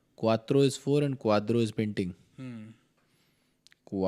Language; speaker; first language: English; non-native, local second language; Hindi